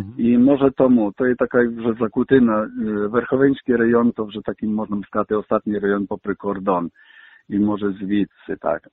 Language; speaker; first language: Ukrainian; early bilingual, heritage; Ukrainian